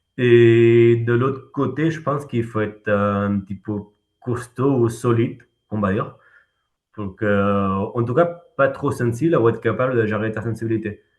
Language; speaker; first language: French; non-native, fluent; Spanish